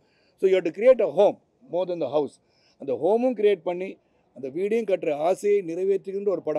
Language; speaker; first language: Tamil; native; Tamil